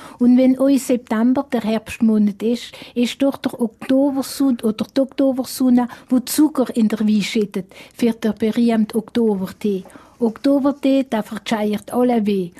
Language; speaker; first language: German; non-native, local second language; Swiss German